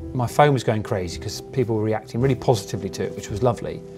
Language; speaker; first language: English; native; English